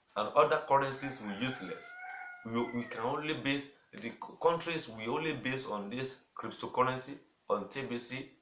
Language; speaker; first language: English; non-native, local second language; Yoruba